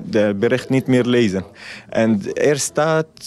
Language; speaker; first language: Dutch; non-native, learner; Arabic